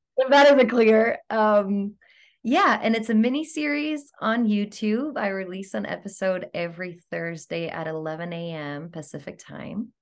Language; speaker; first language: English; non-native, fluent; Greek